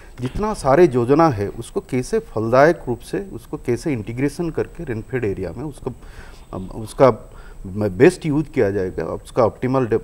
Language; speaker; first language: Hindi; non-native, local second language; Odia